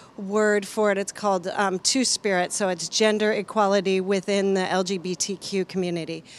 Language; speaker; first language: English; native; English